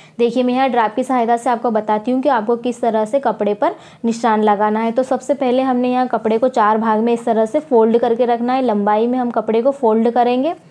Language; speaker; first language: Hindi; native; Hindi